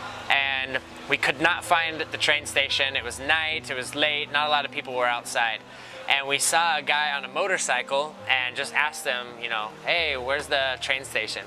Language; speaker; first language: English; native; English